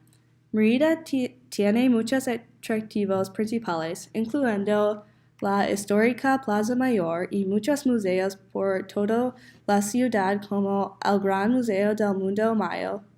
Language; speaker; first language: Spanish; non-native, learner; English